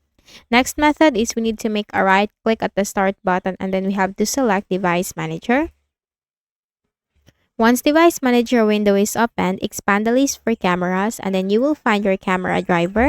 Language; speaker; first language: English; non-native, local second language; Filipino